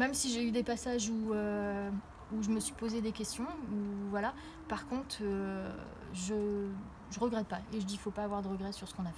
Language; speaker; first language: French; native; French